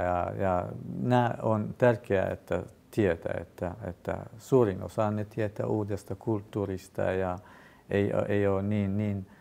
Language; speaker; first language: Finnish; non-native, fluent; Kurdish